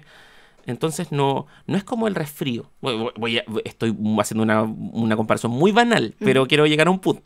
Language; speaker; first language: Spanish; native; Spanish